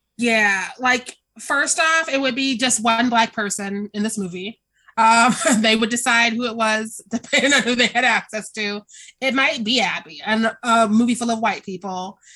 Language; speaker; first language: English; native; English